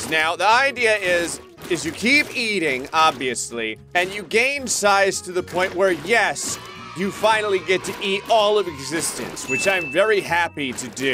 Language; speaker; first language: English; native; English